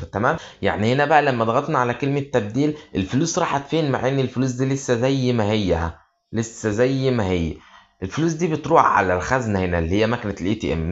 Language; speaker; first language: Arabic; native; Arabic